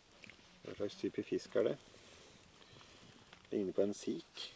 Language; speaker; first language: Norwegian; native; Norwegian